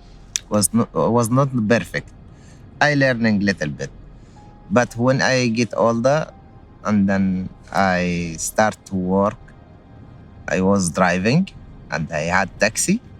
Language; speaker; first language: English; non-native, learner; Arabic